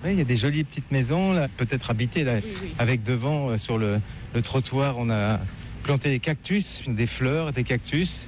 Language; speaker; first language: French; native; French